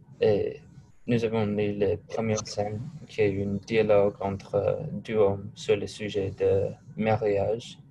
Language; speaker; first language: French; non-native, learner; English